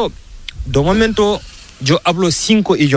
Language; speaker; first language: Spanish; non-native, learner; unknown